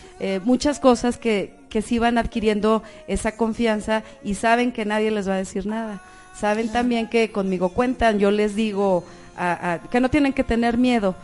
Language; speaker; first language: Spanish; native; Spanish